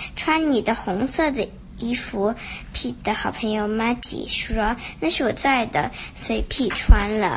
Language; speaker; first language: Chinese; early bilingual, heritage; Chinese